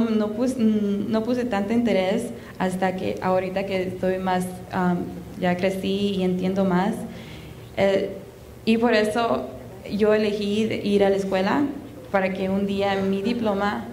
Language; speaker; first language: Spanish; early bilingual, heritage; Spanish